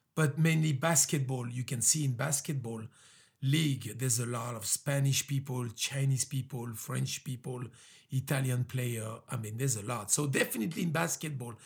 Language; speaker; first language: English; early bilingual, other home language; French